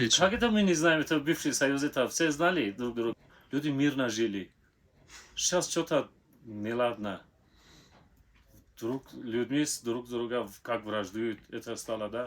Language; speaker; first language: Russian; non-native, local second language; Tajik